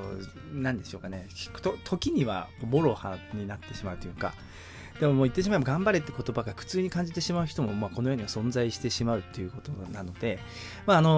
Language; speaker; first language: Japanese; native; Japanese